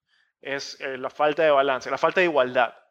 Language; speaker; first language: Spanish; native; Spanish